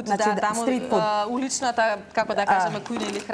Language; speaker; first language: Macedonian; native; Macedonian